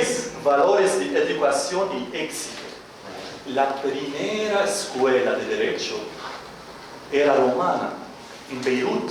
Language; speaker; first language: Spanish; non-native, fluent; Arabic